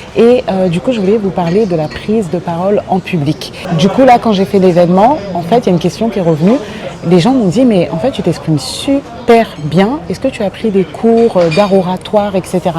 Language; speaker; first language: French; native; French